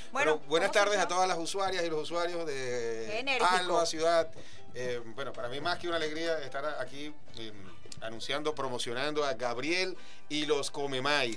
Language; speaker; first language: Spanish; native; Spanish